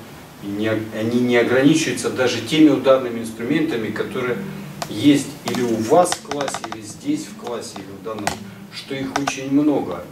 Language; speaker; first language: Russian; native; Russian